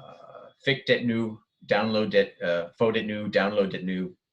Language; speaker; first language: Danish; non-native, fluent; English